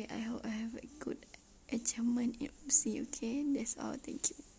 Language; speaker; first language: English; non-native, learner; Malay